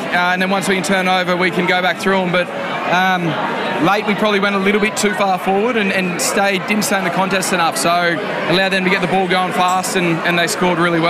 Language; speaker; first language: English; native; English